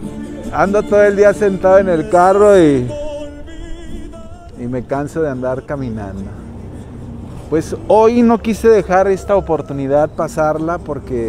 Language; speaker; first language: Spanish; native; Spanish